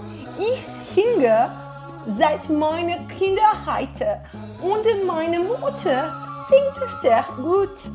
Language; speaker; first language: German; non-native, learner; Portuguese